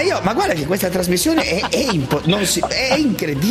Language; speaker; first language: Italian; native; Italian